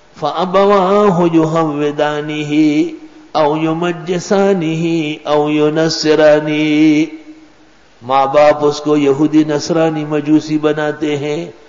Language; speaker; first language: Urdu; non-native, local second language; Pashto